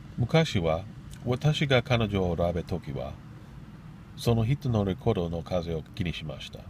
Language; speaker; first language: Japanese; non-native, learner; English